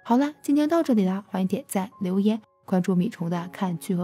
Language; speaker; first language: Chinese; native; Chinese